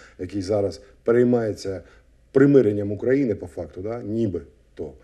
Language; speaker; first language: Ukrainian; native; Ukrainian